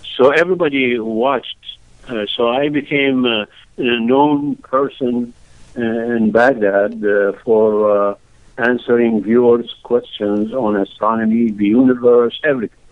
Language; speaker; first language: English; non-native, fluent; Arabic